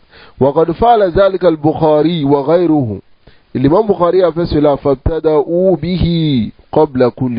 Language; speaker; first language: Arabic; non-native, fluent; French